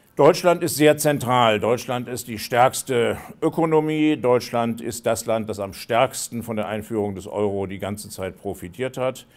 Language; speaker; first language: German; native; German